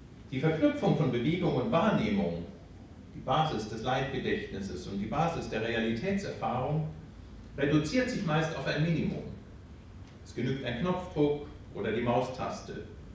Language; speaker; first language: German; native; German